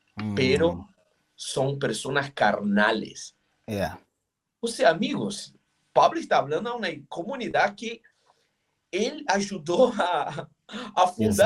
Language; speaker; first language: Spanish; non-native, fluent; Portuguese